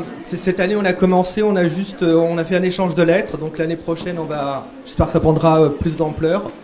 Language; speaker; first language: French; native; French